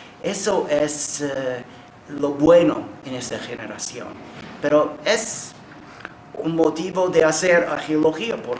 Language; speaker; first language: Spanish; non-native, fluent; English